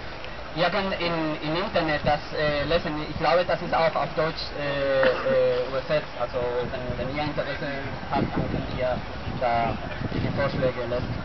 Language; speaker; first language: German; non-native, learner; Spanish